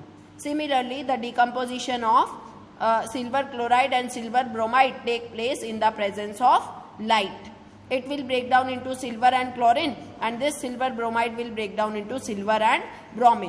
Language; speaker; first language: English; non-native, local second language; Hindi